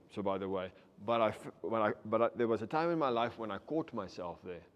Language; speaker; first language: English; non-native, local second language; Afrikaans